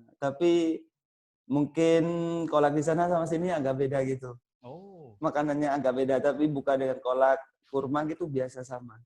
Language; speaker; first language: Indonesian; non-native, fluent; Thai